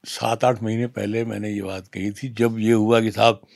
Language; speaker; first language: Hindi; native; Hindi